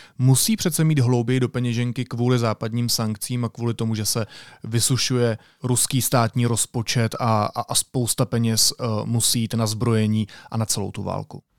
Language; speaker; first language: Czech; native; Czech